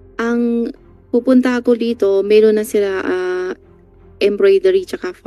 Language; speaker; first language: Filipino; non-native, learner; Chinese